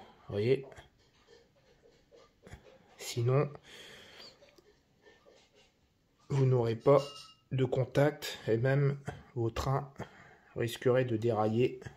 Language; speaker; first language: French; native; French